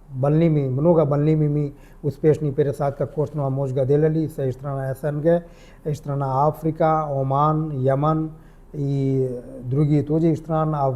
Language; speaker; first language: Russian; non-native, learner; Hindi